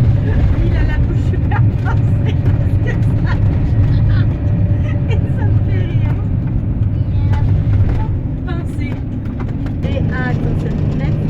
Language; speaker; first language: French; native; French